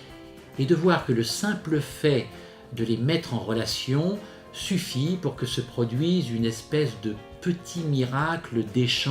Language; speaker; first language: French; native; French